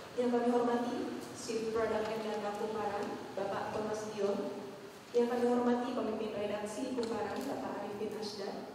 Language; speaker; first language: Indonesian; native; Indonesian